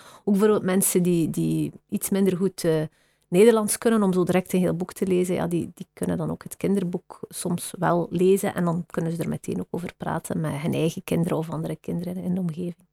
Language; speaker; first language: Dutch; native; Dutch